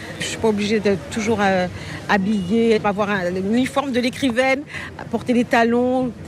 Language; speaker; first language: French; native; French